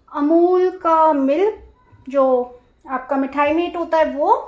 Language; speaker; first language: Hindi; native; Hindi